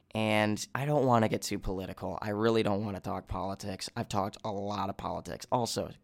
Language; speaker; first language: English; native; English